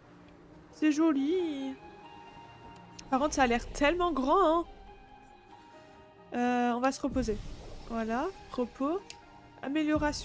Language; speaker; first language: French; native; French